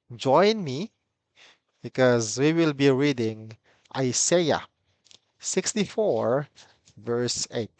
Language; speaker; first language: English; non-native, local second language; Filipino